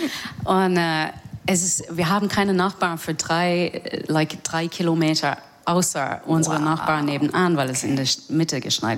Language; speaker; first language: German; non-native, learner; English